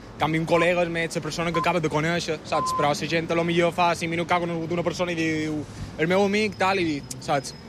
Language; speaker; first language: Catalan; native; Catalan